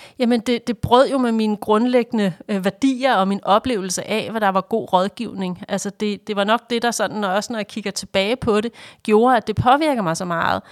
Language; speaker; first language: Danish; native; Danish